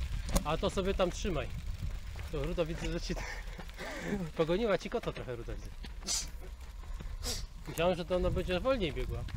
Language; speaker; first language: Polish; native; Polish